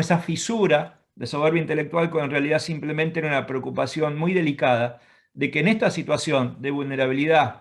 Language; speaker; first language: Spanish; native; Spanish